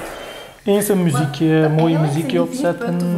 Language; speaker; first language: Dutch; early bilingual, other home language; Turkish